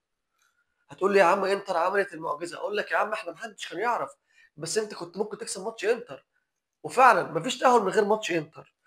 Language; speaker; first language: Arabic; native; Arabic